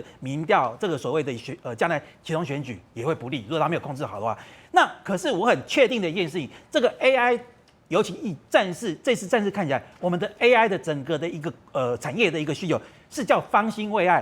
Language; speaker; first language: Chinese; native; Chinese